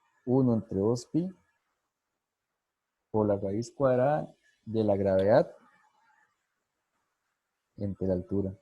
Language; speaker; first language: Spanish; native; Spanish